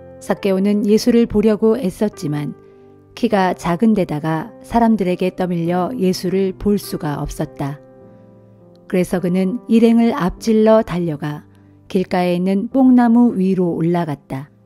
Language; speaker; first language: Korean; native; Korean